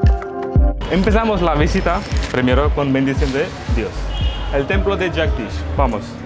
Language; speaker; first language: Spanish; non-native, fluent; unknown